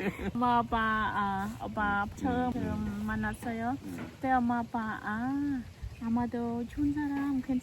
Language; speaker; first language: Korean; non-native, learner; Khmer